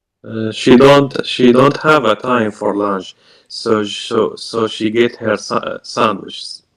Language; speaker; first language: English; non-native, learner; Arabic